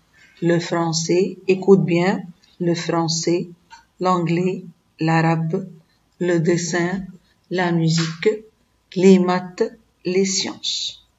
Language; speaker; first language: French; non-native, fluent; Arabic